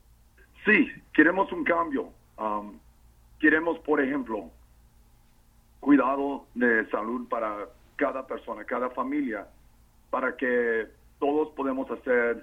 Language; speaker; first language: Spanish; non-native, fluent; English